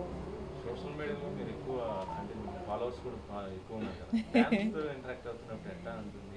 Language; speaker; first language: Telugu; native; Telugu